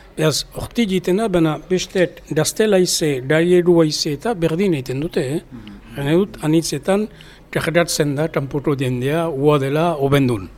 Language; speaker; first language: Basque; native; Basque